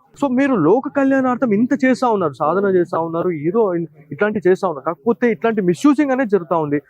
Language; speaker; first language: Telugu; native; Telugu